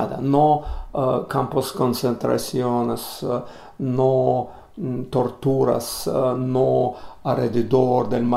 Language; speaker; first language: Spanish; non-native, learner; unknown